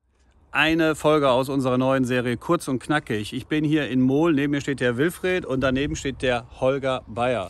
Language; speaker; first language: German; native; German